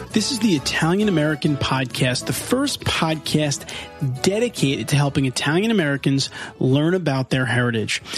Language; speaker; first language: English; native; English